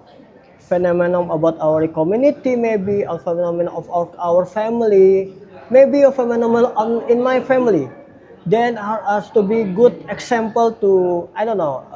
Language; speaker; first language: English; non-native, learner; Indonesian